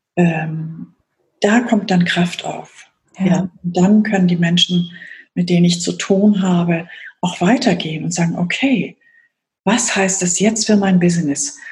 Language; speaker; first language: German; native; German